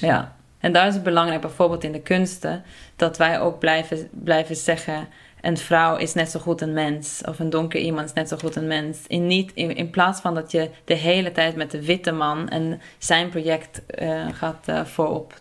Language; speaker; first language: Dutch; non-native, fluent; Norwegian